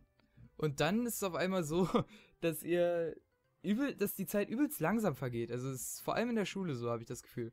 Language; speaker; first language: German; native; German